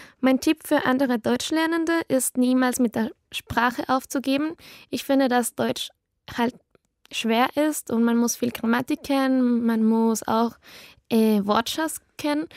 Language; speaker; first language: German; non-native, learner; Spanish